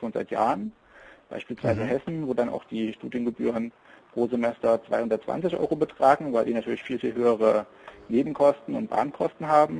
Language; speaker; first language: German; native; German